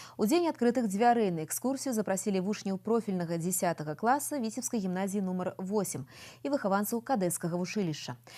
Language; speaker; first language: Belarusian; non-native, local second language; Russian